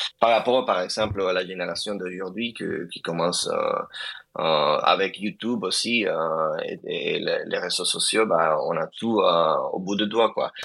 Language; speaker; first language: French; non-native, fluent; Spanish